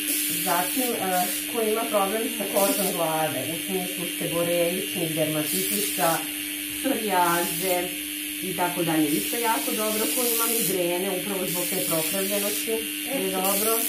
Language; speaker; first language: Serbian; native; Serbian